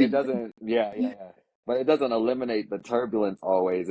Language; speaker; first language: English; native; English